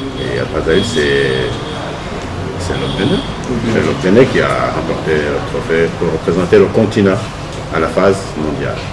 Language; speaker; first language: French; non-native, local second language; Rundi